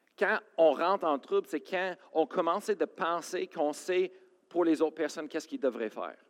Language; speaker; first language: French; non-native, fluent; English